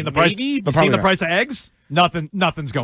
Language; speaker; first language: English; native; English